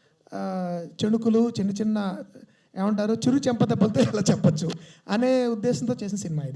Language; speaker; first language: Telugu; native; Telugu